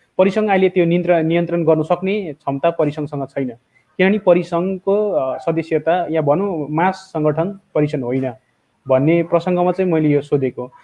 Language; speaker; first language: Nepali; native; Nepali